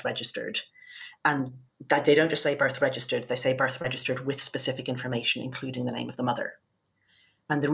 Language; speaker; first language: English; native; English